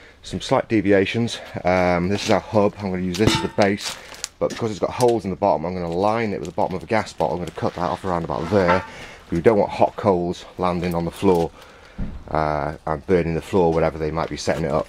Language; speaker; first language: English; native; English